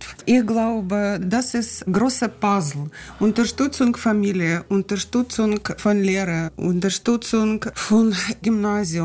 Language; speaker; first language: German; non-native, learner; Ukrainian